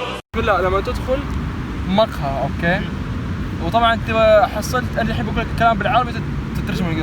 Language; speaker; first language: Arabic; native; Arabic